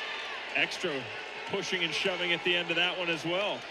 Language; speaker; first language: English; native; English